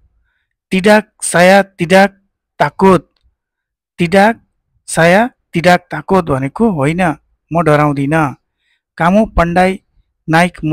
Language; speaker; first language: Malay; non-native, fluent; Nepali